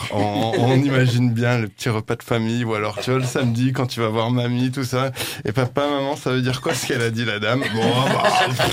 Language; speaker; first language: French; native; French